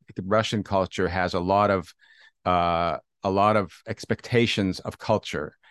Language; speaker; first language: English; native; English